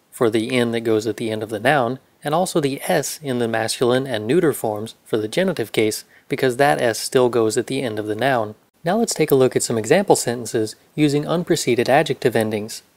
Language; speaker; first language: English; native; English